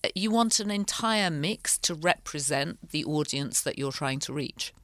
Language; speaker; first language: English; native; English